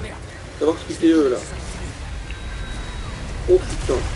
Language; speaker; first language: French; native; French